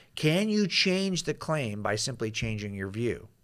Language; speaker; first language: English; native; English